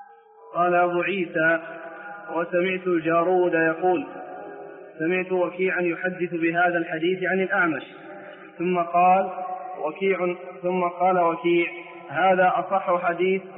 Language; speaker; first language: Arabic; native; Arabic